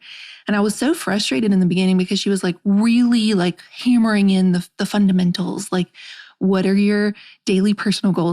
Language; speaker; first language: English; native; English